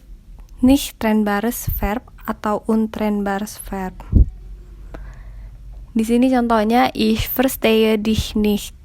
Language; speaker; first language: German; non-native, fluent; Indonesian